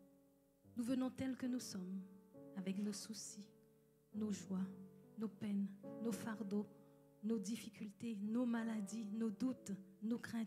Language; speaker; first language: French; native; French